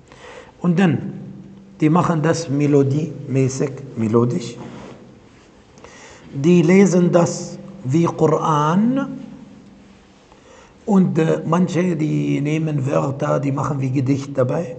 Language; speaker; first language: German; non-native, fluent; Arabic